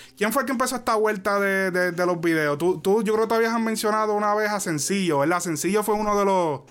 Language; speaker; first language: Spanish; native; Spanish